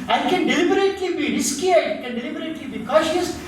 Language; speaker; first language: English; non-native, local second language; Kannada